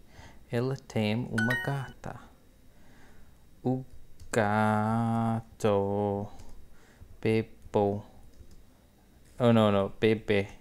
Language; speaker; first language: Portuguese; non-native, learner; English